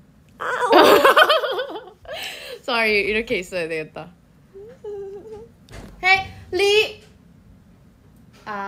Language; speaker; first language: Korean; non-native, fluent; Thai